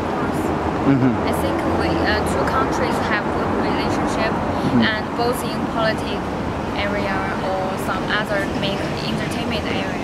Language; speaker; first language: English; non-native, learner; Chinese